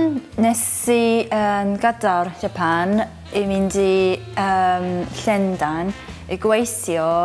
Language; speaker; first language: Welsh; non-native, learner; Japanese